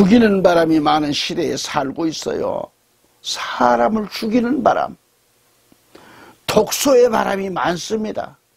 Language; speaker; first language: Korean; native; Korean